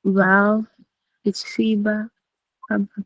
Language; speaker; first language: German; non-native, learner; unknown